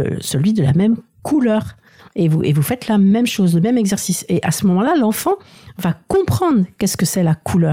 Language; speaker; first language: French; native; French